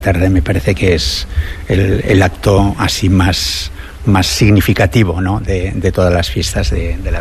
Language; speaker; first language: Spanish; native; Spanish